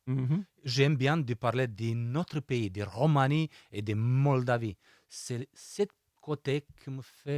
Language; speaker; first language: French; non-native, fluent; Romanian